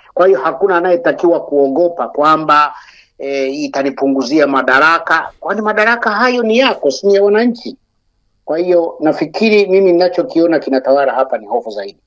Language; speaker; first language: Swahili; non-native, local second language; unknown